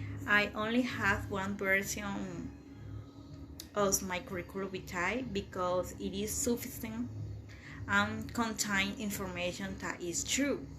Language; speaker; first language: English; non-native, learner; Spanish